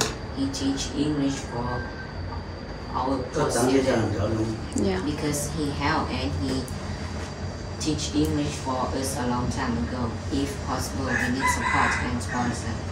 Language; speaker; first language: English; non-native, learner; Hmong